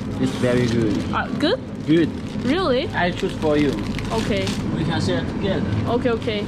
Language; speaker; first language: English; non-native, learner; Chinese